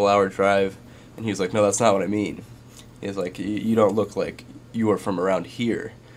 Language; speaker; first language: English; native; English